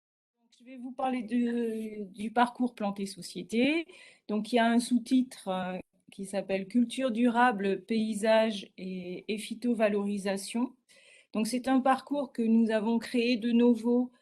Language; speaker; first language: French; native; French